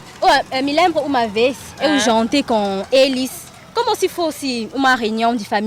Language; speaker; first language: Portuguese; non-native, fluent; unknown